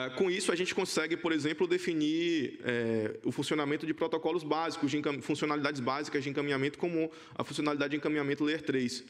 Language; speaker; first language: Portuguese; native; Portuguese